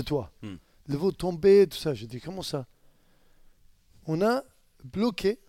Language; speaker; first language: French; non-native, learner; Arabic